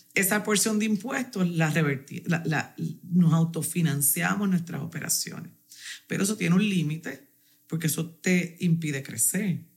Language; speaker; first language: Spanish; native; Spanish